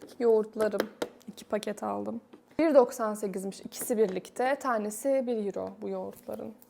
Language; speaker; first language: Turkish; native; Turkish